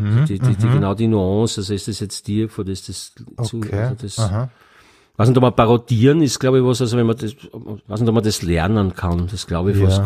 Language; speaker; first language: German; native; German